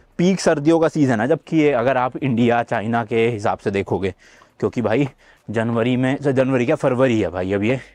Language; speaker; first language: Hindi; native; Hindi